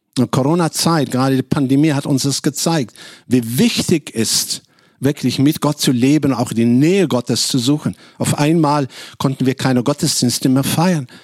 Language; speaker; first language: German; non-native, fluent; Arabic